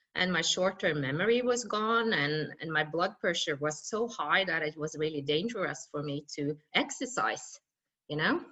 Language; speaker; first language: English; non-native, fluent; Norwegian